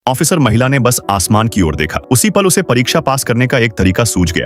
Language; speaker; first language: Hindi; native; Hindi